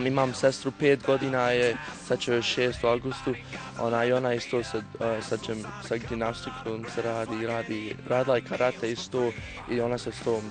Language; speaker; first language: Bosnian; early bilingual, heritage; Bosnian